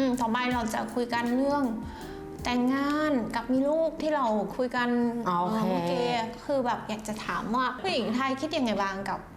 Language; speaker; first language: Thai; non-native, fluent; Vietnamese